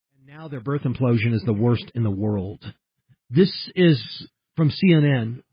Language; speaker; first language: English; early bilingual, heritage; English